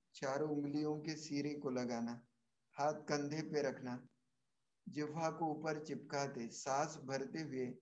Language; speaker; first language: Hindi; non-native, local second language; Marathi